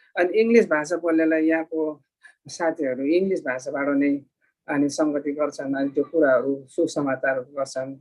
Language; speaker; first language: Nepali; non-native, local second language; Eastern Tamang